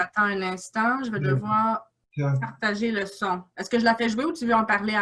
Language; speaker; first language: French; native; French